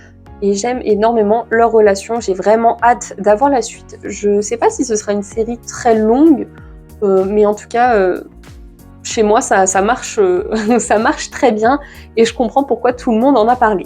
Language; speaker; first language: French; native; French